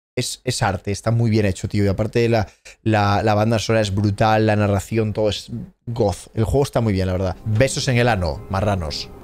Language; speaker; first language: Spanish; native; Spanish